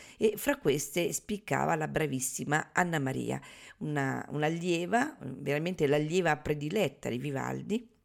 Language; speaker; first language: Italian; native; Italian